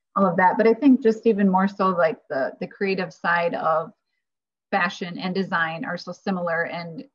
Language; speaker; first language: English; native; English